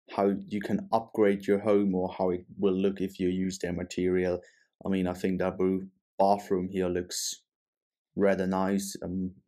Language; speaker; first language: English; non-native, fluent; German